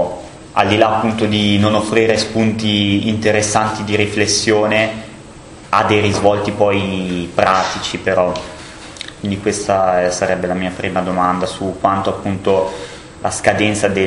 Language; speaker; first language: Italian; native; Italian